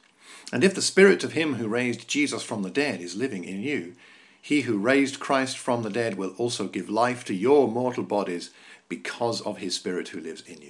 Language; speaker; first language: English; native; English